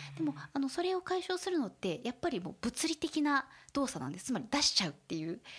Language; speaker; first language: Japanese; native; Japanese